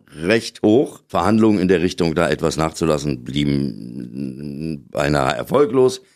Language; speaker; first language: German; native; German